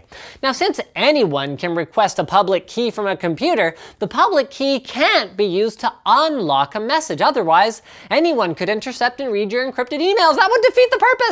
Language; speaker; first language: English; native; English